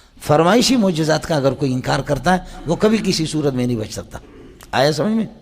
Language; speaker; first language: Urdu; non-native, local second language; Baluchi